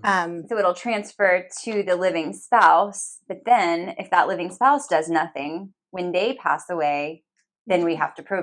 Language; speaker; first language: English; native; English